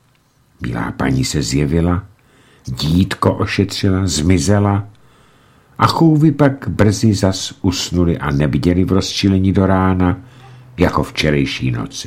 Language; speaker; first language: Czech; native; Czech